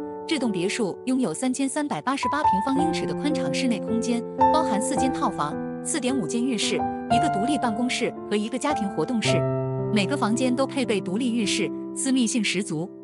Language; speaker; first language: Chinese; native; Chinese